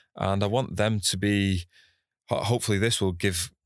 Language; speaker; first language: English; native; English